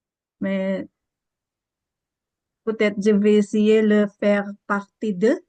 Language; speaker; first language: French; non-native, learner; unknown